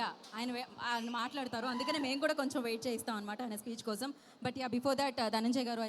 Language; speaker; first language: Telugu; native; Telugu